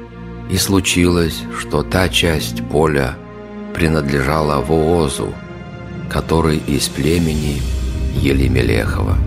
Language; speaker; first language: Russian; native; Russian